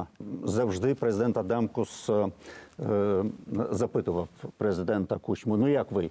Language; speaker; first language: Ukrainian; non-native, fluent; Lithuanian